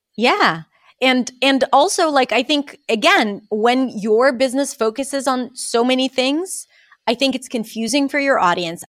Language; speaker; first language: English; non-native, fluent; Hebrew